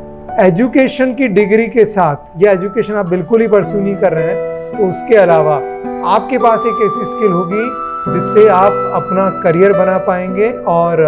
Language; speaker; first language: Hindi; native; Hindi